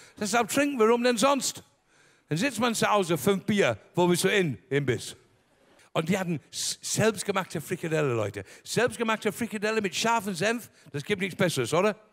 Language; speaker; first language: German; native; German